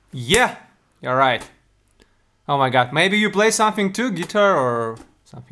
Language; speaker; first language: English; non-native, learner; Russian